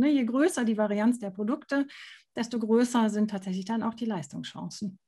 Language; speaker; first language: German; native; German